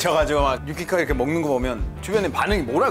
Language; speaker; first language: Korean; non-native, fluent; Spanish